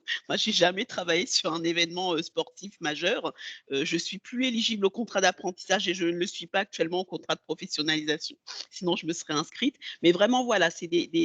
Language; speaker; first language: French; native; French